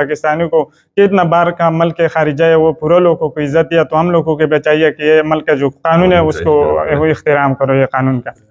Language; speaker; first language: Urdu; non-native, local second language; Pashto